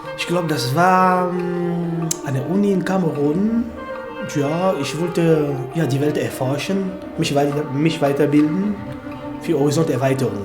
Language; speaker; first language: German; non-native, fluent; French